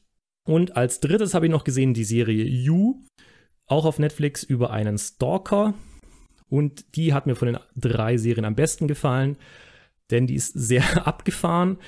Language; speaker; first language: German; native; German